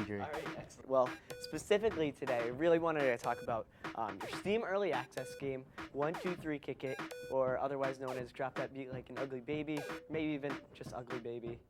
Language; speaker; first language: English; native; English